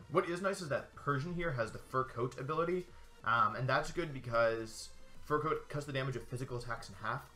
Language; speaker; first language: English; native; English